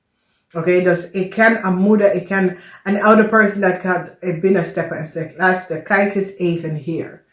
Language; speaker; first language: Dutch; non-native, learner; English